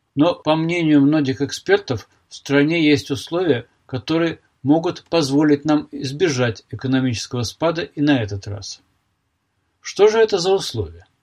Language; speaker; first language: Russian; native; Russian